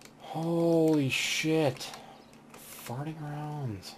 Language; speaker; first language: English; native; English